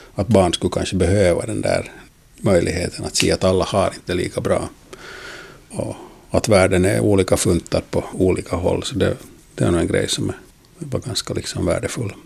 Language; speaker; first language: Swedish; native; Swedish